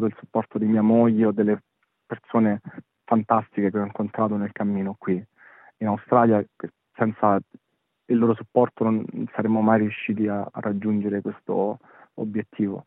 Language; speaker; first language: Italian; native; Italian